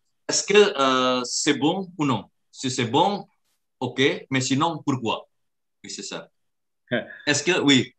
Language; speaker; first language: French; non-native, learner; Indonesian